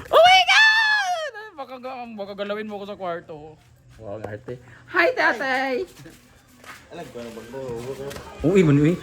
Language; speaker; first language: Filipino; non-native, local second language; Cebuano